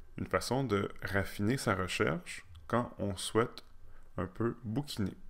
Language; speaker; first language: French; native; French